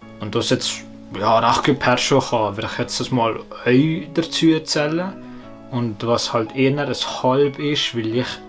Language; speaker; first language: German; native; German